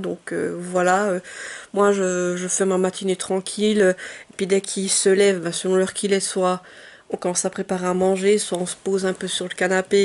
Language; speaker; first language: French; native; French